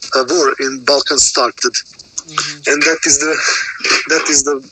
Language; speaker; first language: English; non-native, learner; Serbian